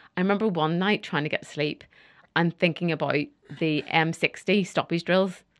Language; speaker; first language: English; native; English